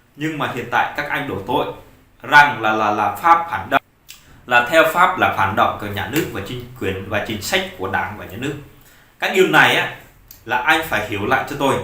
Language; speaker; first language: Vietnamese; non-native, local second language; Jarai